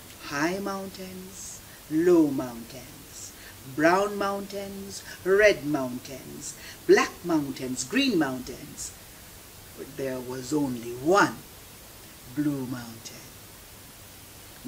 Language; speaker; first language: English; native; English